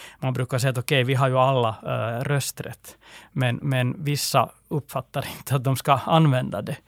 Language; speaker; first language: Swedish; native; Swedish